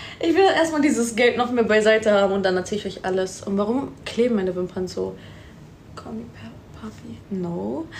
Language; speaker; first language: German; early bilingual, other home language; Persian